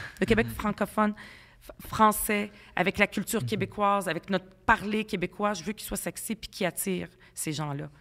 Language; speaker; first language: French; early bilingual, other home language; Arabic